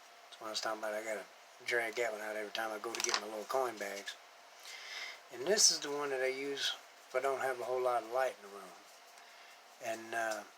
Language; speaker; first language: English; native; English